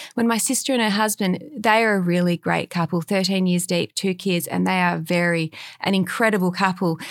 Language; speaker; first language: English; native; English